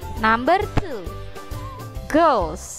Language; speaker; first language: English; non-native, fluent; Indonesian